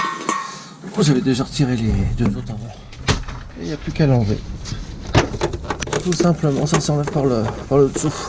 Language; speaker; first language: French; native; French